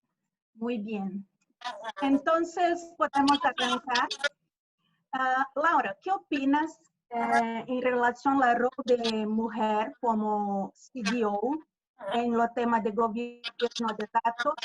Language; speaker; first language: Spanish; non-native, fluent; Portuguese